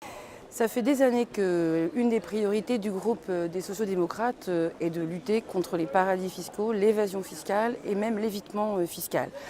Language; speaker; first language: French; native; French